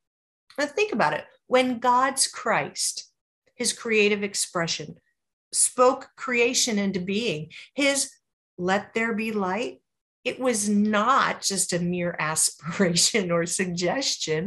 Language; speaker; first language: English; native; English